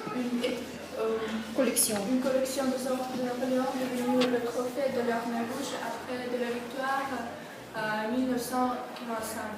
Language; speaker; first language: French; non-native, learner; Russian